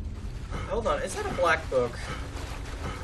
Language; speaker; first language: English; native; English